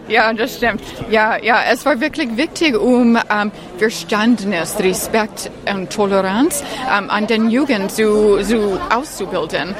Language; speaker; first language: German; non-native, learner; English